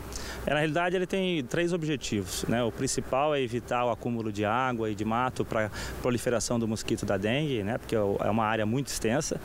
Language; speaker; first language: Portuguese; native; Portuguese